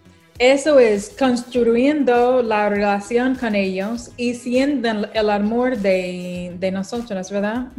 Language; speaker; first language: Spanish; non-native, learner; English